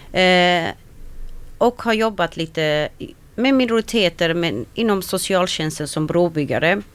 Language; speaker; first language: Swedish; early bilingual, other home language; Romany